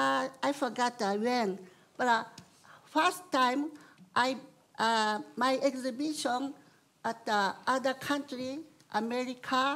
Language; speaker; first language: English; non-native, learner; Japanese